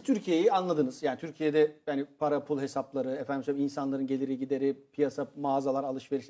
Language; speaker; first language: Turkish; native; Turkish